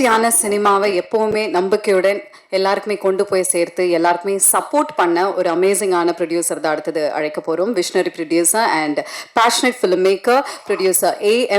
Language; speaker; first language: Tamil; native; Tamil